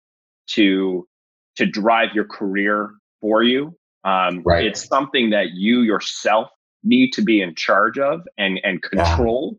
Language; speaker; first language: English; native; English